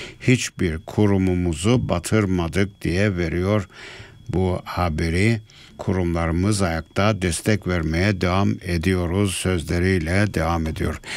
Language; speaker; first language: Turkish; native; Turkish